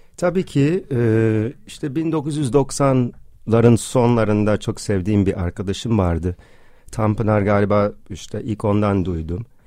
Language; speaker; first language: Turkish; non-native, fluent; English